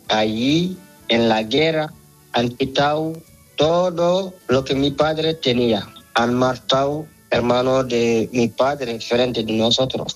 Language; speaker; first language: Spanish; non-native, learner; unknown